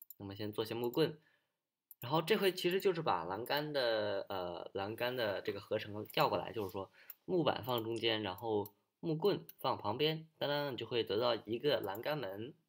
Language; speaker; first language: Chinese; early bilingual, heritage; Chinese